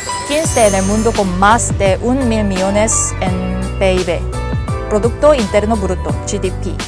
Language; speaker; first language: Spanish; non-native, fluent; Korean